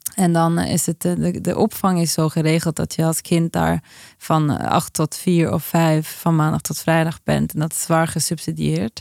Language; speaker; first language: Dutch; non-native, fluent; Norwegian